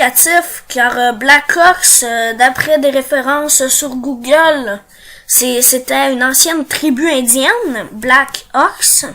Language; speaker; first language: French; native; French